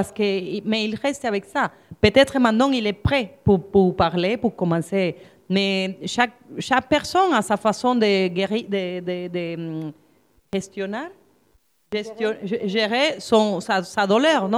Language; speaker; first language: French; non-native, fluent; Spanish